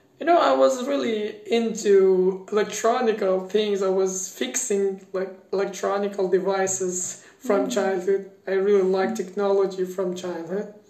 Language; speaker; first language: English; non-native, fluent; Persian